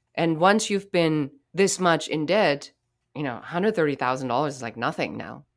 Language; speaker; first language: English; non-native, fluent; German